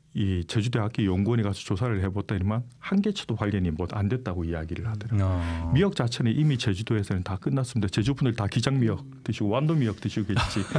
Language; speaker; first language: Korean; native; Korean